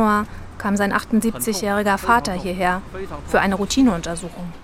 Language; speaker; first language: German; native; German